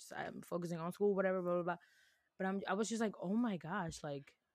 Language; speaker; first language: English; early bilingual, other home language; Spanish